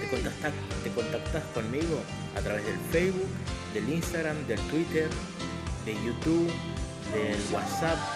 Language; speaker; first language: Spanish; native; Spanish